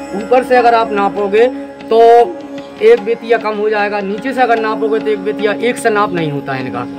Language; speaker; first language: Hindi; native; Hindi